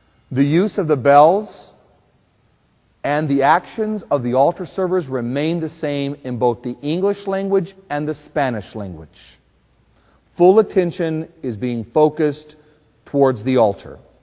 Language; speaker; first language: English; native; English